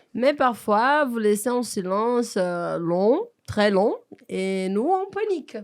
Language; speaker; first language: French; non-native, fluent; Portuguese